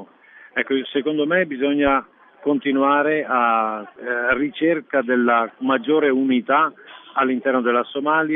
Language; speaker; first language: Italian; native; Italian